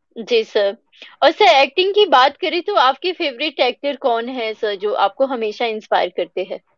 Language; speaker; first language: Hindi; native; Hindi